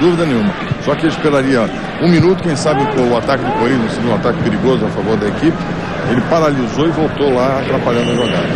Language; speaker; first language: Portuguese; native; Portuguese